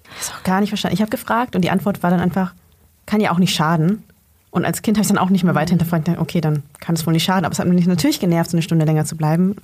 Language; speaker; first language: German; early bilingual, other home language; Vietnamese